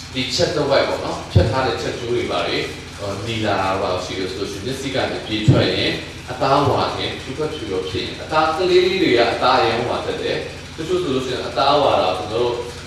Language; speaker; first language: Burmese; non-native, local second language; Hakha Chin